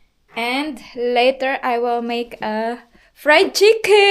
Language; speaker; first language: English; non-native, local second language; Cebuano